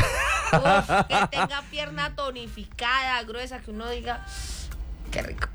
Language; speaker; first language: Spanish; native; Spanish